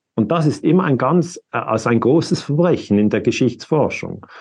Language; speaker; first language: German; native; German